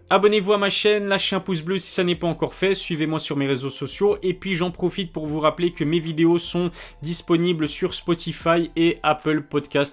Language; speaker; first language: French; native; French